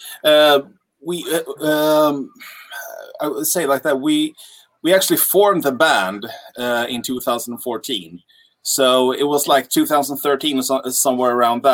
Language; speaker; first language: English; non-native, fluent; Swedish